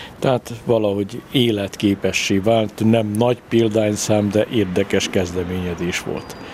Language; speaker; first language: Hungarian; native; Hungarian